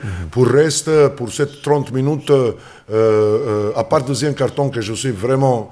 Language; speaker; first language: French; non-native, learner; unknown